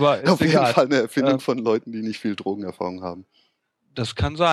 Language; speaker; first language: German; native; German